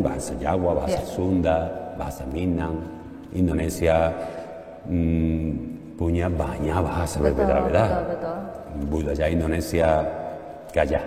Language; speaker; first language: Indonesian; non-native, learner; Spanish